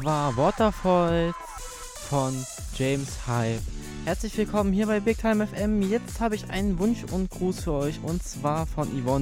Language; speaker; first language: German; native; German